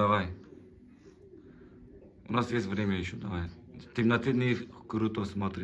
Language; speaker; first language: Russian; non-native, learner; Turkish